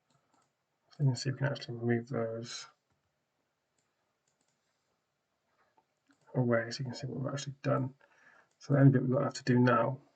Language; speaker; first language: English; native; English